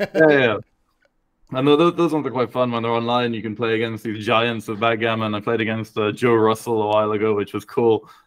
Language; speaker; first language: English; native; English